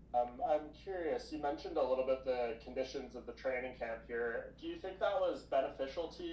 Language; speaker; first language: English; native; English